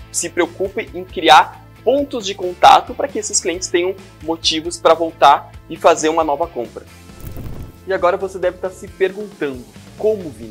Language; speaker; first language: Portuguese; native; Portuguese